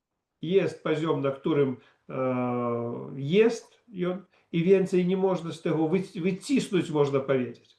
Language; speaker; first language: Polish; non-native, learner; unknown